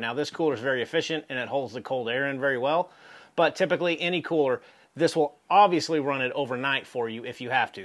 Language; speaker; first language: English; native; English